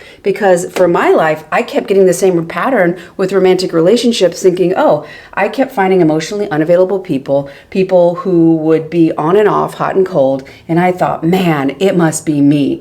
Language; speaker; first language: English; native; English